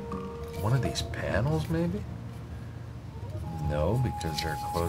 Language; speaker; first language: English; native; English